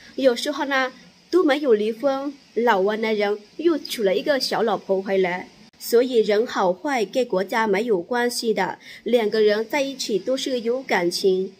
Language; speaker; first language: Chinese; non-native, fluent; Lao